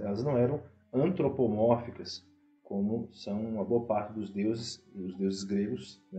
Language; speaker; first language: Portuguese; native; Portuguese